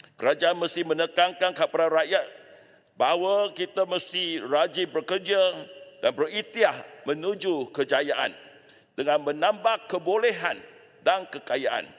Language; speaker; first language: Malay; non-native, local second language; Chinese